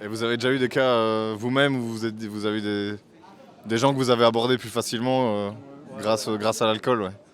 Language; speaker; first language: French; native; French